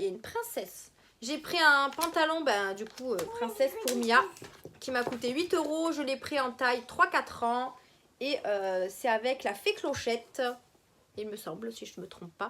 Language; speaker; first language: French; native; French